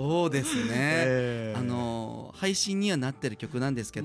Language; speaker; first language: Japanese; native; Japanese